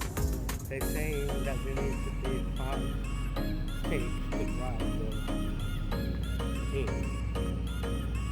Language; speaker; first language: English; non-native, learner; Swahili